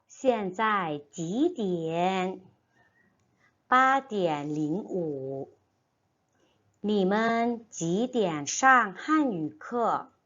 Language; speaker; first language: Chinese; non-native, fluent; Thai